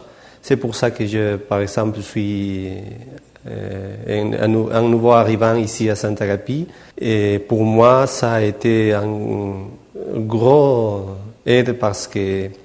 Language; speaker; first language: French; non-native, fluent; Spanish